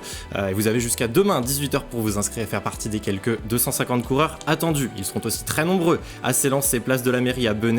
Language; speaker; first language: French; native; French